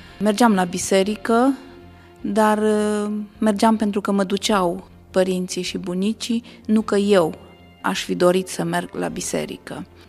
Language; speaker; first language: Romanian; native; Romanian